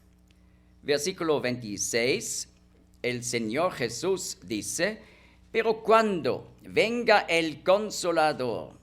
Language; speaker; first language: Spanish; non-native, fluent; German